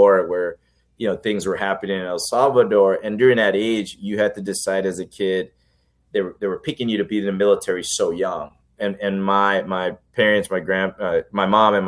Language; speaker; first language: English; early bilingual, other home language; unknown